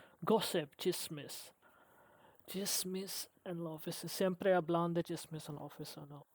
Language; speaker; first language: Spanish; non-native, learner; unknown